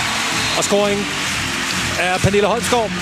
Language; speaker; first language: Danish; native; Danish